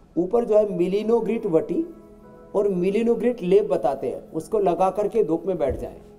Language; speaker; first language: Hindi; native; Hindi